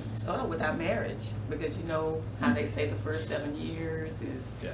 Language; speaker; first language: English; native; English